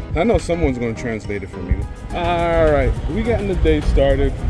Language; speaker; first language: English; native; English